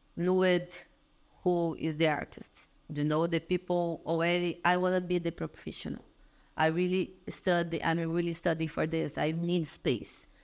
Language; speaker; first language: English; non-native, learner; Portuguese